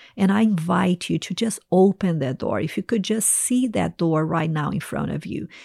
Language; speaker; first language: English; non-native, fluent; Portuguese